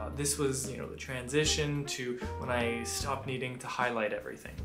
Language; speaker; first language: English; native; English